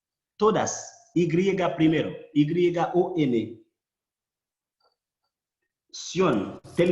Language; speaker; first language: Spanish; non-native, fluent; Haitian Creole